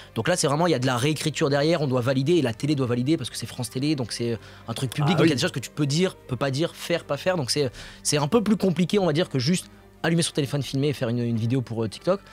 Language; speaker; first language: French; native; French